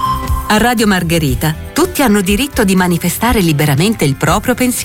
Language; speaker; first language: Italian; native; Italian